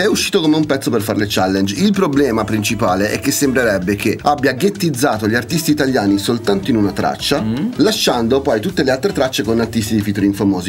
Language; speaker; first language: Italian; native; Italian